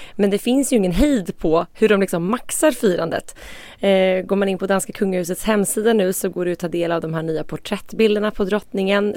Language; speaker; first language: Swedish; native; Swedish